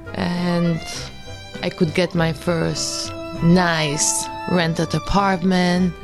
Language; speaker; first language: English; early bilingual, other home language; Albanian